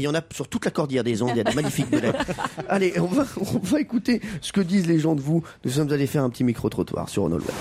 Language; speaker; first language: French; native; French